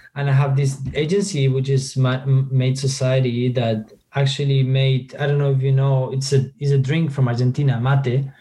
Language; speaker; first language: English; non-native, fluent; Spanish